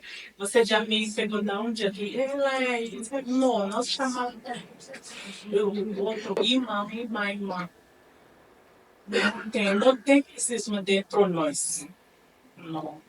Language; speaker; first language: Portuguese; non-native, learner; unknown